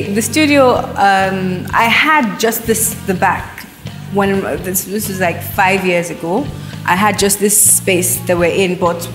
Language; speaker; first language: English; non-native, local second language; Yoruba